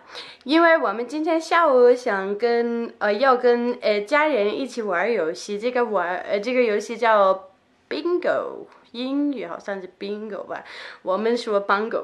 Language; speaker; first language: Chinese; non-native, fluent; Danish